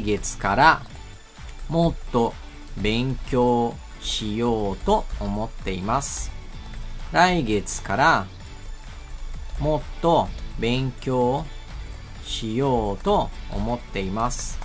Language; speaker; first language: Japanese; non-native, fluent; Portuguese